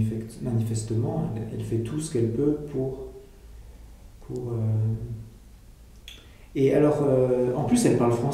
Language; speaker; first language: French; native; French